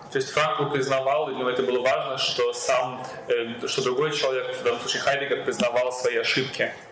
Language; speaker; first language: Russian; native; Russian